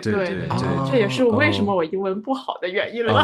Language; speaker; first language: Chinese; native; Chinese